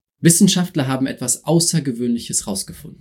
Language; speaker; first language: German; native; German